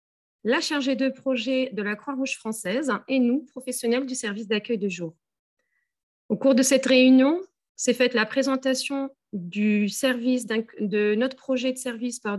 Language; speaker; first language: French; native; French